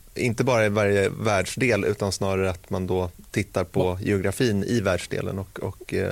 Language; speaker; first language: Swedish; native; Swedish